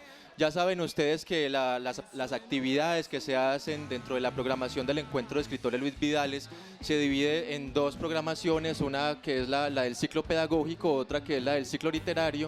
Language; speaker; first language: Spanish; native; Spanish